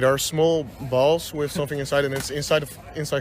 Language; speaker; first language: English; non-native, learner; Dutch